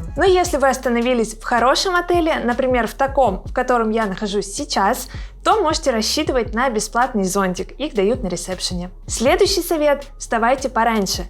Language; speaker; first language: Russian; native; Russian